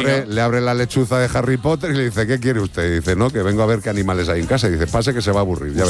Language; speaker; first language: Spanish; native; Spanish